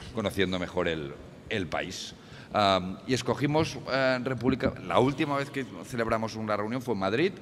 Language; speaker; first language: Spanish; native; Spanish